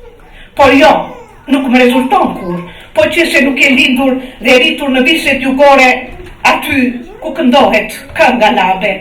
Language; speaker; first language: Albanian; native; Albanian